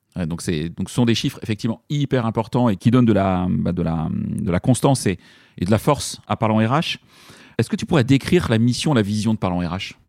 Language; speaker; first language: French; native; French